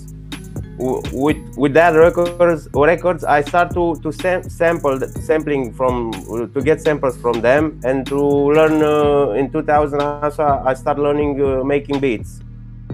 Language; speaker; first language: English; non-native, learner; Romanian